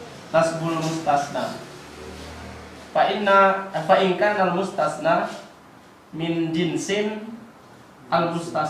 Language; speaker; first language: Arabic; non-native, learner; Indonesian